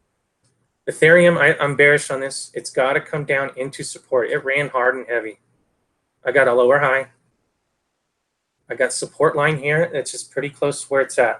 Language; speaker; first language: English; native; English